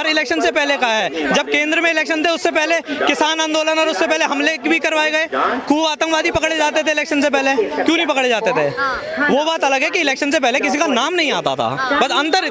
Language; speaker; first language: Hindi; native; Hindi